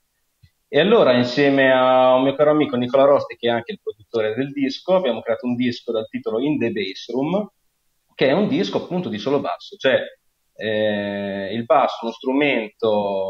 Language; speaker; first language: Italian; native; Italian